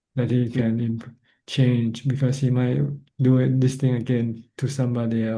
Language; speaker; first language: English; non-native, fluent; Thai